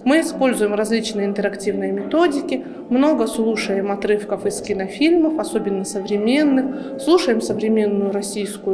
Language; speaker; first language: Russian; native; Russian